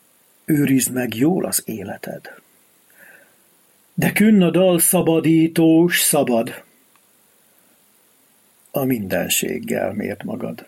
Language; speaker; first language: Hungarian; native; Hungarian